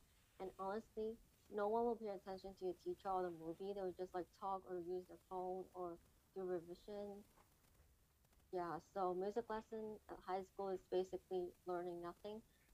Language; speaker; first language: English; non-native, local second language; Cantonese